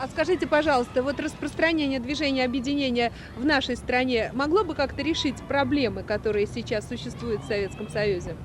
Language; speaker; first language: Russian; native; Russian